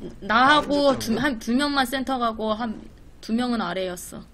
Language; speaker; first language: Korean; native; Korean